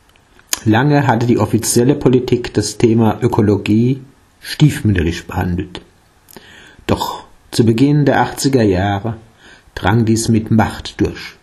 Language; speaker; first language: German; native; German